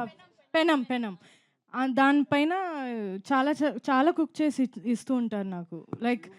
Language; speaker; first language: Telugu; non-native, fluent; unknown